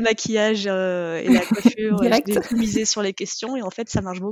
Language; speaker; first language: French; native; French